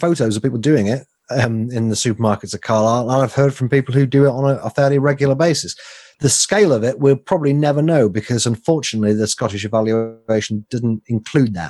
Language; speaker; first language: English; native; English